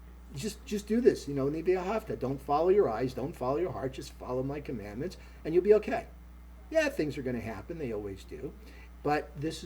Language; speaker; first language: English; native; English